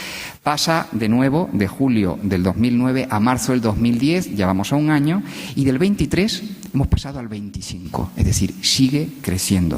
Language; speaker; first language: Spanish; native; Spanish